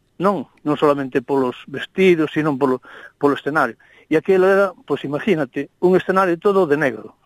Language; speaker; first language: Galician; non-native, local second language; Spanish